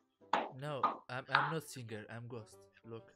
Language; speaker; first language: English; non-native, learner; Central Kurdish